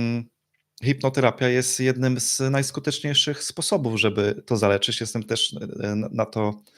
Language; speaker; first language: Polish; native; Polish